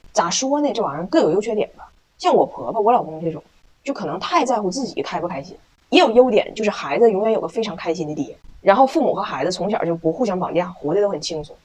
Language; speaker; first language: Chinese; native; Chinese